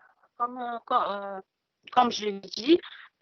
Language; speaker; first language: French; non-native, fluent; Arabic